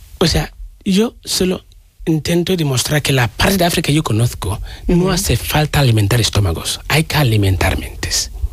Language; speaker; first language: Spanish; non-native, fluent; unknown